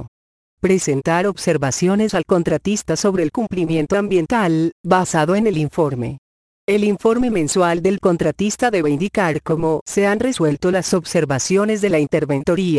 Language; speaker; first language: Spanish; native; Spanish